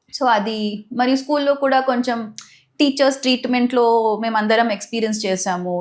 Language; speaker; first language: Telugu; non-native, local second language; Marathi